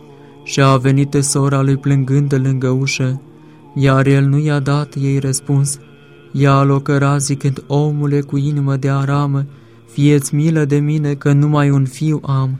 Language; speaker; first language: Romanian; native; Romanian